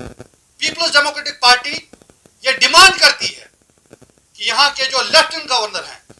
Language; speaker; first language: Hindi; non-native, local second language; Kashmiri